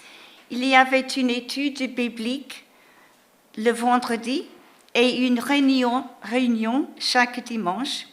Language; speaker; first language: French; non-native, fluent; English